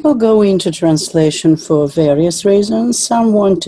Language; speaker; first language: English; non-native, fluent; Russian